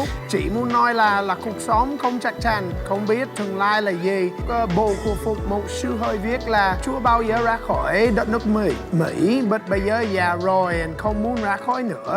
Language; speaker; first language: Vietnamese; non-native, learner; English